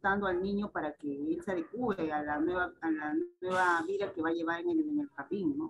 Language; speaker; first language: Spanish; native; Spanish